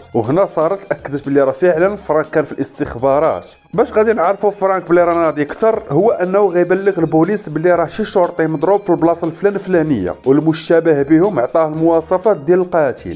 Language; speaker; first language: Arabic; native; Arabic